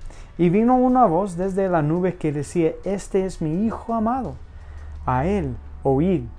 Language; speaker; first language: Spanish; non-native, fluent; English